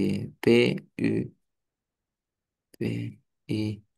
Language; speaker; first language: French; non-native, learner; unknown